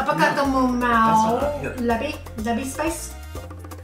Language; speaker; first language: Indonesian; non-native, learner; English